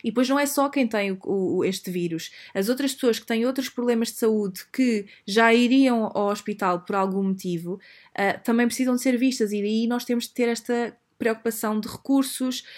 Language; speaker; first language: Portuguese; native; Portuguese